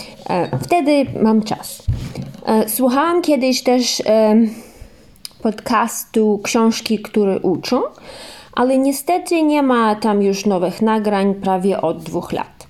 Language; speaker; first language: Polish; early bilingual, heritage; Ukrainian